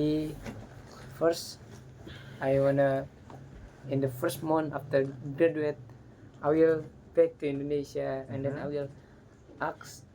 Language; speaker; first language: English; non-native, learner; Indonesian